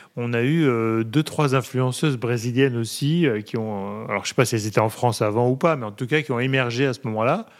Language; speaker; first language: French; native; French